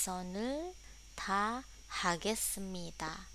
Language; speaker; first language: Korean; non-native, fluent; Indonesian